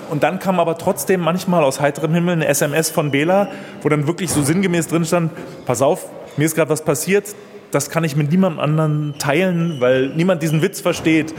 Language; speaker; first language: German; native; German